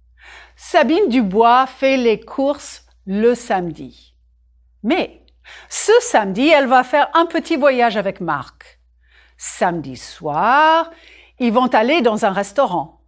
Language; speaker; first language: French; non-native, fluent; English